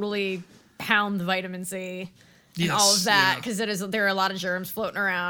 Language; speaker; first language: English; native; English